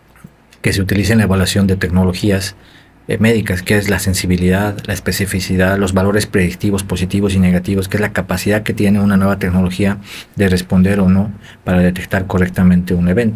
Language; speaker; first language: Spanish; native; Spanish